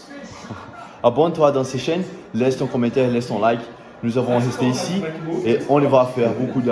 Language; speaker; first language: French; non-native, learner; Portuguese